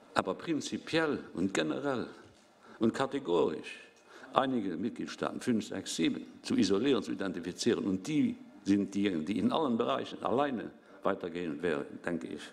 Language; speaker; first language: German; non-native, local second language; Luxembourgish